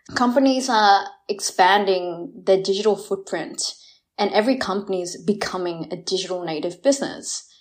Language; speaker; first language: English; early bilingual, other home language; Vietnamese